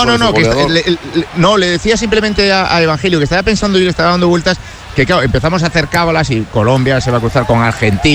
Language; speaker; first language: Spanish; native; Spanish